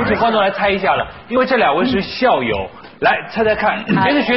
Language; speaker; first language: Chinese; native; Chinese